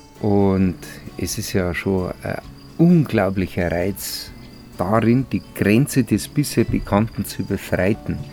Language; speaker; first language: German; native; German